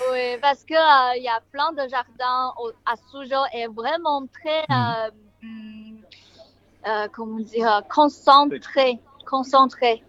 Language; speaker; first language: French; non-native, learner; Chinese